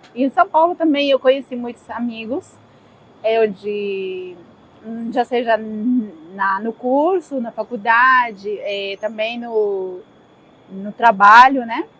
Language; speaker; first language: Portuguese; early bilingual, other home language; Spanish